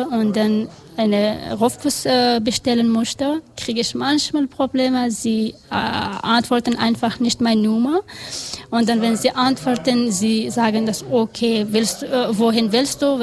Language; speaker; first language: German; non-native, learner; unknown